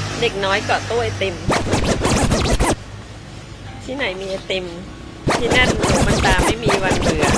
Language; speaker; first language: Thai; native; Thai